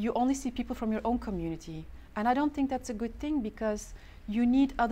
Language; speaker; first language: English; non-native, fluent; Turkish